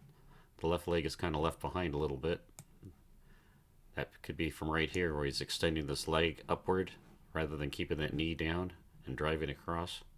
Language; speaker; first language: English; native; English